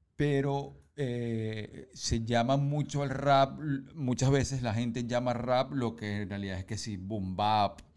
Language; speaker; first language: Spanish; early bilingual, heritage; Spanish